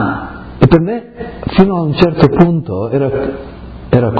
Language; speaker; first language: Italian; early bilingual, heritage; Friulian